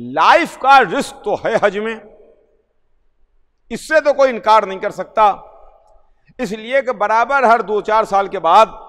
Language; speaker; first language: Urdu; native; Urdu